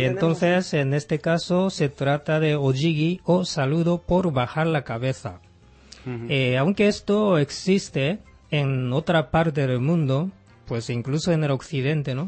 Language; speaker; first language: Spanish; non-native, fluent; Japanese